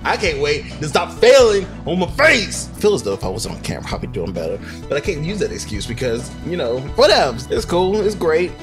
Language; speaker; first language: English; native; English